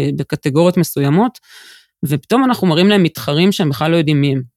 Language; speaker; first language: Hebrew; native; Hebrew